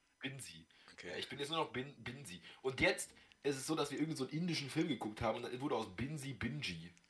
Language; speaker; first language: German; native; German